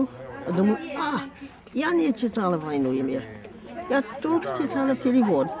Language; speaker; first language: Russian; non-native, fluent; English